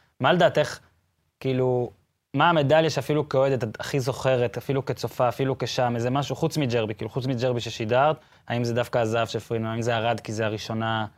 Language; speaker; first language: Hebrew; native; Hebrew